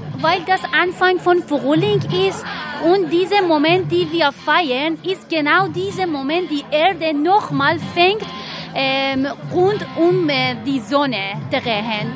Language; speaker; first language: German; non-native, learner; Persian